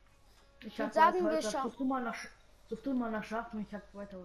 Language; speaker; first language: German; native; German